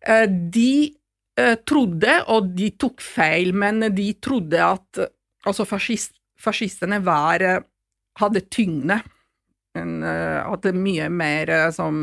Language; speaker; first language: Norwegian; non-native, fluent; Italian